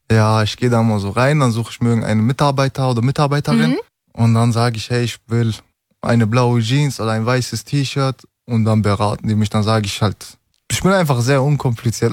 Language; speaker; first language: German; early bilingual, other home language; Turkish